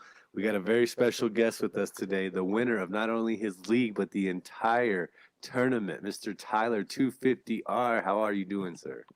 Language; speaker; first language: English; native; English